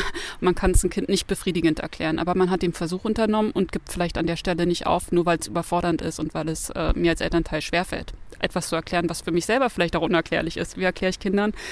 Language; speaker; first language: German; native; German